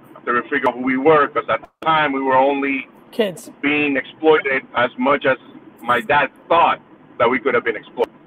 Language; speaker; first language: English; early bilingual, other home language; Spanish